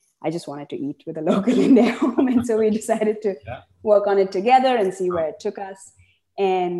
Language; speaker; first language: English; non-native, local second language; Tamil